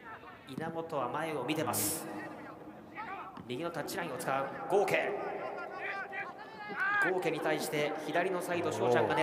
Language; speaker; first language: Japanese; native; Japanese